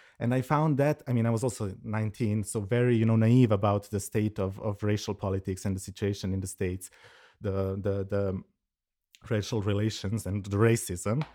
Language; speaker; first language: English; non-native, fluent; Serbian